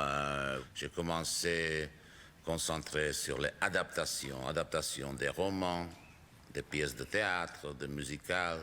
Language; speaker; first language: French; non-native, fluent; Czech